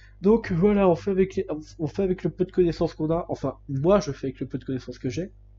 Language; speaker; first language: French; native; French